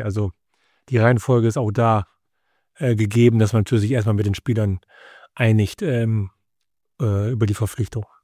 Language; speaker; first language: German; native; German